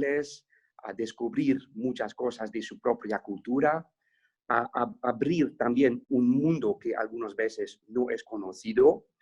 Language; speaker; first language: Spanish; non-native, fluent; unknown